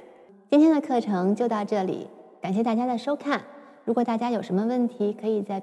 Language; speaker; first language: Chinese; native; Chinese